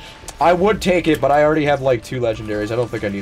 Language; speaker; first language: English; native; English